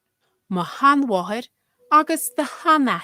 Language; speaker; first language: Irish; non-native, learner; English